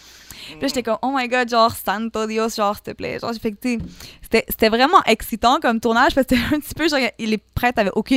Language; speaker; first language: French; native; French